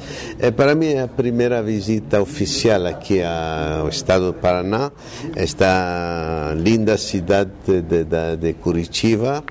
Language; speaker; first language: Portuguese; non-native, fluent; Hebrew